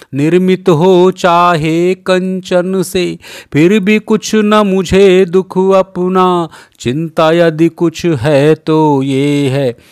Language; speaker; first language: Hindi; native; Hindi